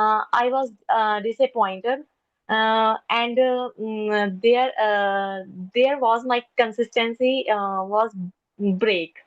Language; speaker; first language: English; non-native, local second language; Hindi